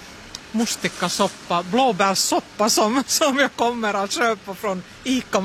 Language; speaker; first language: Swedish; non-native, local second language; Finnish